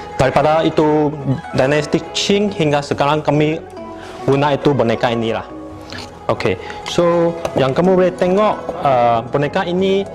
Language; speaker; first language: Malay; non-native, local second language; Min Nan Chinese